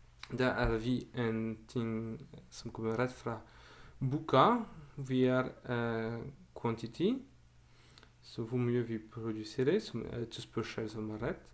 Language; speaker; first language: Norwegian; non-native, learner; Dutch